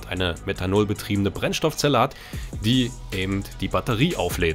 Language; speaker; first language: German; native; German